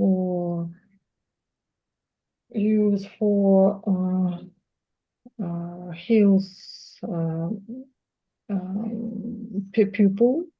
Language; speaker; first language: English; non-native, learner; Russian